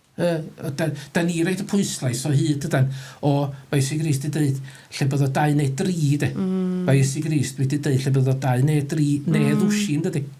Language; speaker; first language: Welsh; native; Welsh